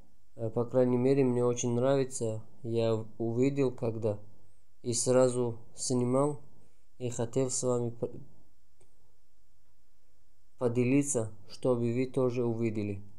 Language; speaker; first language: Russian; non-native, learner; Tajik